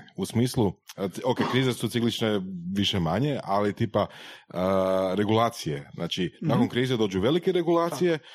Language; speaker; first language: Croatian; native; Croatian